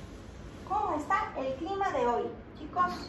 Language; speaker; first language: Spanish; non-native, fluent; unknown